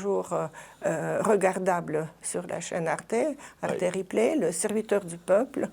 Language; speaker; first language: French; non-native, fluent; Russian